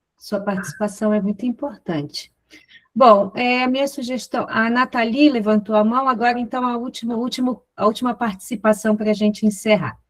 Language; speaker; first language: Portuguese; native; Portuguese